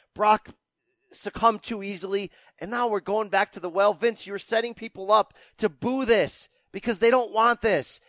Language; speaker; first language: English; native; English